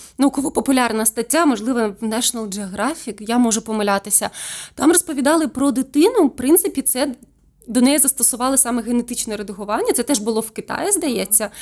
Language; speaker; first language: Ukrainian; native; Ukrainian